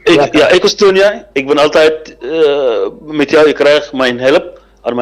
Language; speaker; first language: Dutch; non-native, fluent; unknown